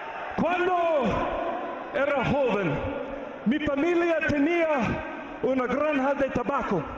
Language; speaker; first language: Spanish; non-native, learner; English